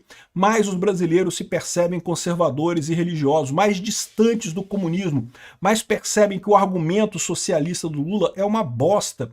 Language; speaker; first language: Portuguese; native; Portuguese